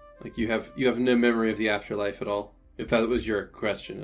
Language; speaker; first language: English; native; English